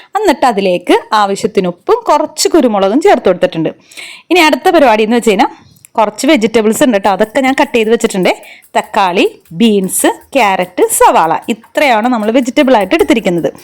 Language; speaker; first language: Malayalam; native; Malayalam